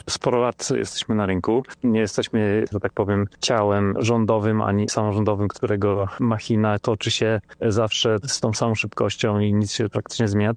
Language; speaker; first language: Polish; native; Polish